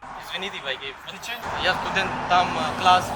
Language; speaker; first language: Russian; non-native, learner; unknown